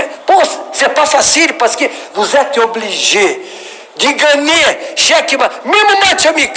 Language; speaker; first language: French; non-native, learner; Portuguese